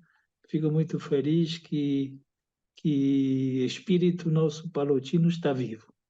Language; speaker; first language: Portuguese; non-native, fluent; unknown